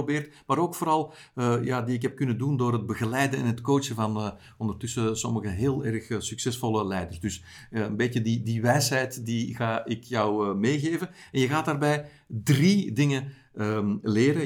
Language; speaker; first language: Dutch; native; Dutch